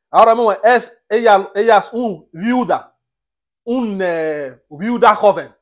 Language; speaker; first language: Spanish; non-native, learner; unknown